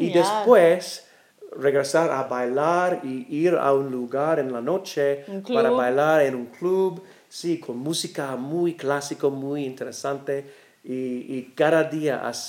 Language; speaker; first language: Spanish; non-native, learner; English